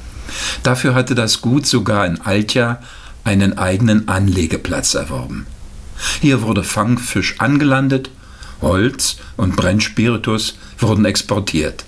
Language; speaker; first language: German; native; German